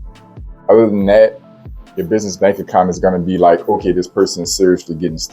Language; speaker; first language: English; native; English